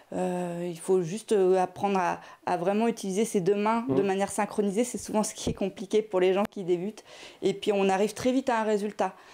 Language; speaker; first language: French; native; French